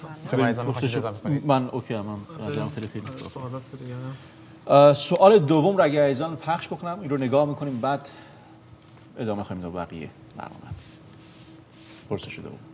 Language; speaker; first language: Persian; native; Persian